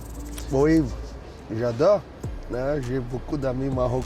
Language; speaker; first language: French; non-native, learner; Portuguese